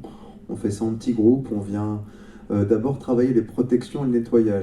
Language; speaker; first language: French; native; French